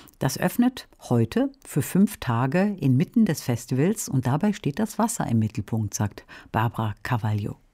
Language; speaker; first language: German; native; German